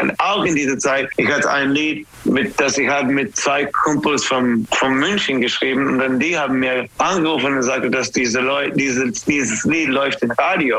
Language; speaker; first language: German; non-native, learner; English